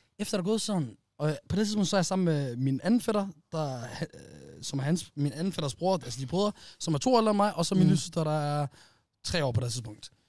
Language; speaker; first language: Danish; early bilingual, other home language; Somali